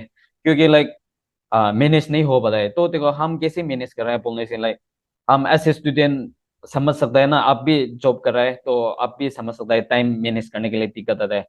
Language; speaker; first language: Hindi; non-native, local second language; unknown